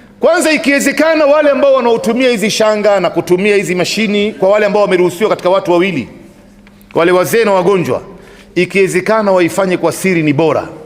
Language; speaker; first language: Swahili; native; Swahili